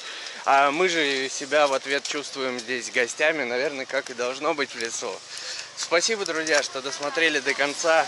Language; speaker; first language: Russian; native; Russian